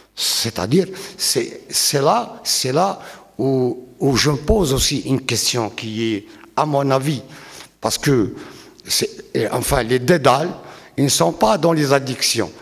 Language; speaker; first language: French; non-native, local second language; Arabic